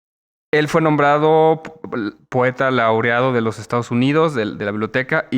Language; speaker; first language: Spanish; native; Spanish